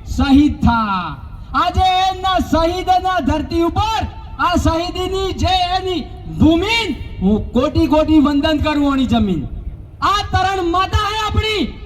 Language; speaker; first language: Gujarati; non-native, local second language; Bhili